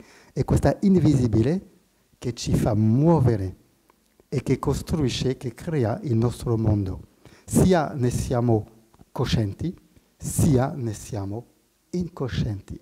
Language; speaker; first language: Italian; non-native, fluent; French